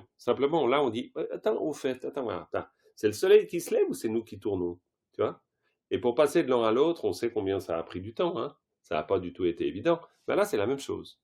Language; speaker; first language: French; native; French